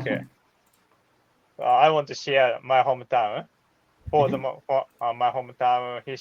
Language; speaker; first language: English; non-native, learner; Japanese